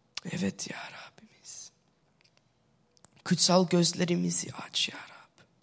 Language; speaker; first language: Turkish; non-native, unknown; English